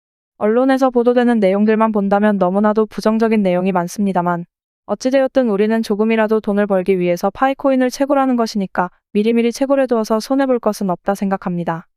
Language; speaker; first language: Korean; native; Korean